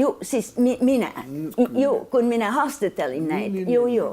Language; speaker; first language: Finnish; non-native, learner; English